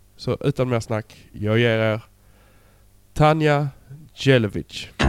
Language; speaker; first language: Swedish; native; Swedish